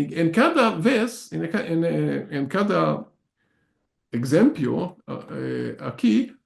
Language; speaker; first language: Spanish; non-native, learner; Hungarian